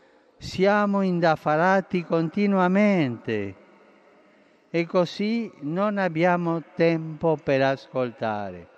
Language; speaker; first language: Italian; non-native, fluent; Spanish